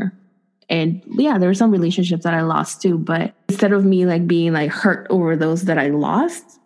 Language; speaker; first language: English; non-native, fluent; Spanish